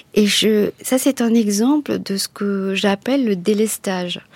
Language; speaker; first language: French; non-native, local second language; Morisyen